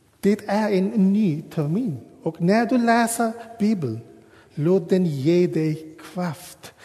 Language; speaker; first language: Swedish; non-native, fluent; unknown